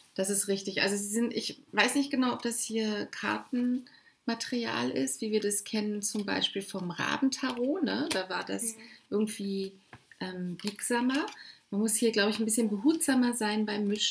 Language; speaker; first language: German; native; German